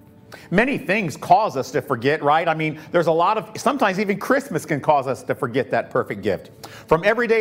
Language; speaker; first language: English; native; English